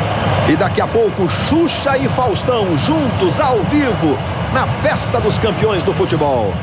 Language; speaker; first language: Portuguese; native; Portuguese